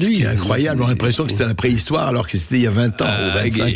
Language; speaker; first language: French; native; French